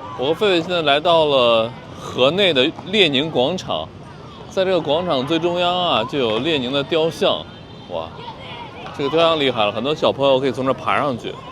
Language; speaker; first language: Chinese; native; Chinese